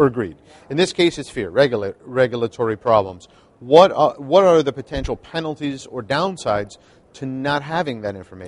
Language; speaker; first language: English; native; English